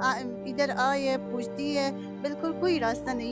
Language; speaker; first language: Hindi; non-native, learner; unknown